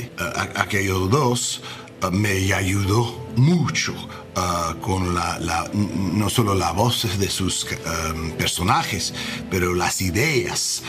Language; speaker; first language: Spanish; non-native, learner; English